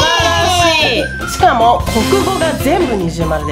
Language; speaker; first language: Japanese; native; Japanese